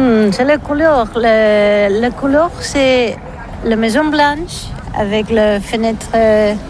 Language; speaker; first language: French; non-native, learner; Catalan